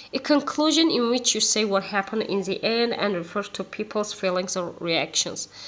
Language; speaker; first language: English; non-native, fluent; Azerbaijani